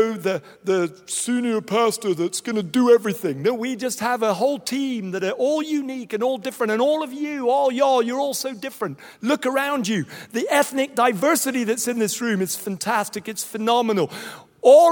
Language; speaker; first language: English; native; English